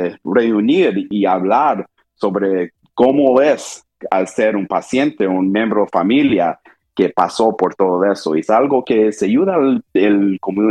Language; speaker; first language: Spanish; early bilingual, heritage; Spanish